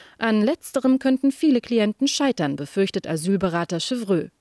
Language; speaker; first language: German; native; German